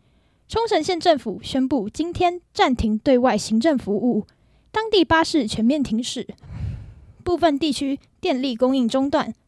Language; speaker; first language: Chinese; native; Chinese